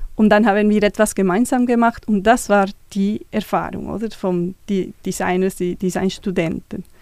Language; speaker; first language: German; non-native, fluent; Spanish